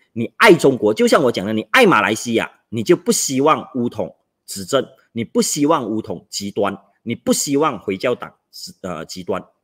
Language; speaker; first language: Chinese; native; Chinese